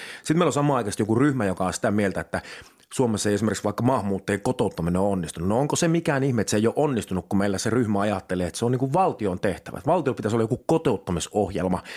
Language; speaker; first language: Finnish; native; Finnish